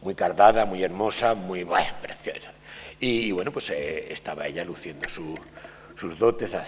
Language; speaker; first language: Spanish; native; Spanish